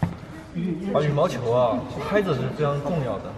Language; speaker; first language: Chinese; native; Chinese